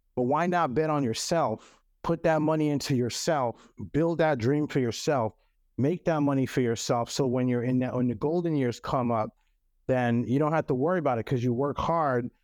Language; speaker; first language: English; non-native, local second language; French